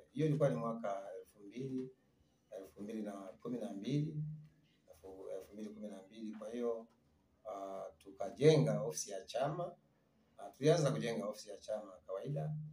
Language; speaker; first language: Swahili; non-native, local second language; Sukuma